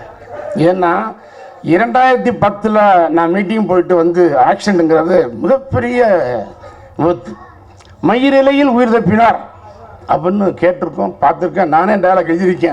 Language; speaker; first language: Tamil; native; Tamil